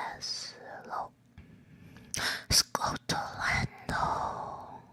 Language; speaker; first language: Japanese; non-native, learner; Chinese